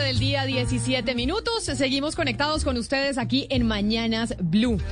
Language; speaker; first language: Spanish; native; Spanish